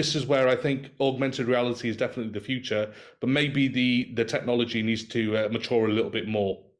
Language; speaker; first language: English; native; English